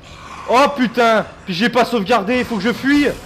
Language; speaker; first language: French; native; French